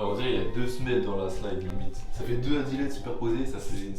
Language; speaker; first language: French; native; French